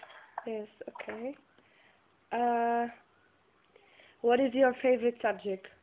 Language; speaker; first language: English; non-native, learner; Czech